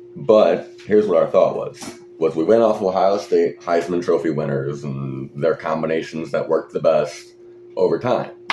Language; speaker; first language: English; native; English